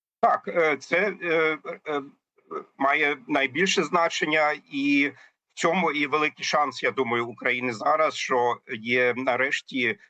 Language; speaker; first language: Ukrainian; non-native, fluent; German